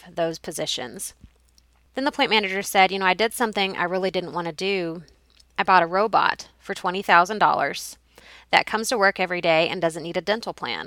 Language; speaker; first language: English; native; English